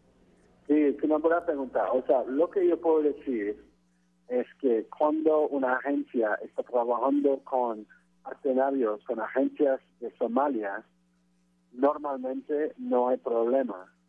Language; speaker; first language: Spanish; non-native, fluent; French